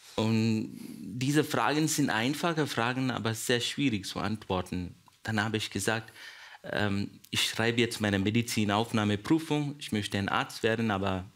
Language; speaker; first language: German; non-native, fluent; Kannada